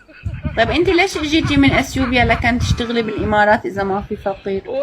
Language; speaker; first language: Arabic; native; Arabic